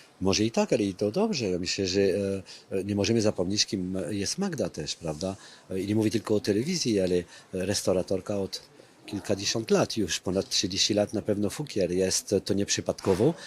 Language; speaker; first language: Polish; non-native, fluent; French